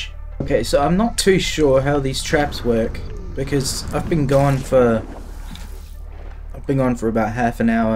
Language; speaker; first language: English; native; English